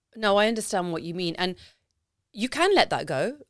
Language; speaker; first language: English; native; English